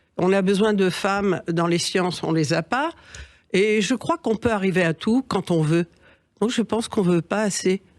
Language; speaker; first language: French; early bilingual, other home language; Catalan